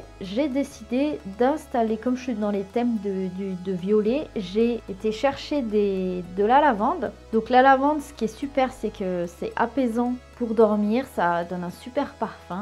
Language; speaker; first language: French; native; French